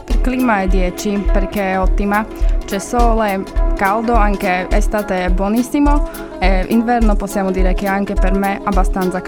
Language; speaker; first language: Italian; non-native, learner; Slovak